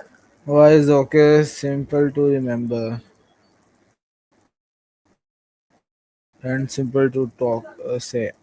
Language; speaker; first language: English; non-native, learner; Urdu